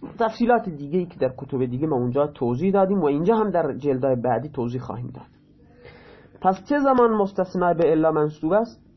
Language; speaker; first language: Persian; non-native, local second language; Baluchi